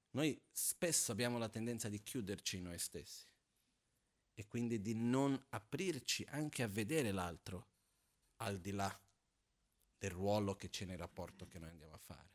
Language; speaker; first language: Italian; non-native, fluent; Portuguese